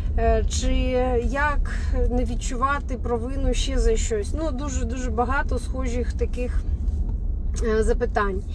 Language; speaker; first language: Ukrainian; non-native, local second language; Russian